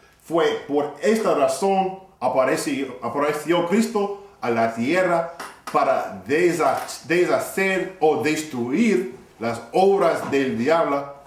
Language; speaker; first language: Spanish; non-native, fluent; English